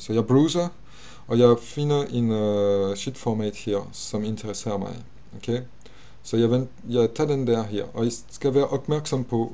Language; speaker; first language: Danish; non-native, fluent; French